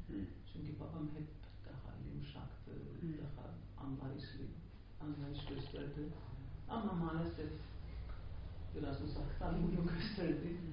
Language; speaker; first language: Turkish; non-native, fluent; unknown